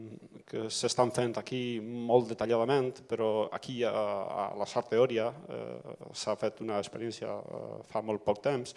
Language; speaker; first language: Catalan; non-native, learner; Basque